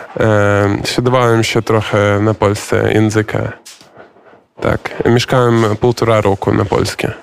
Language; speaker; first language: Polish; non-native, learner; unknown